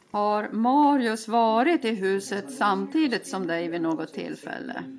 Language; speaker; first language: Swedish; native; Swedish